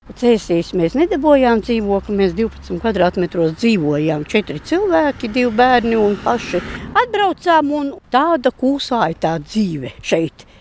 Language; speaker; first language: Latvian; non-native, local second language; Russian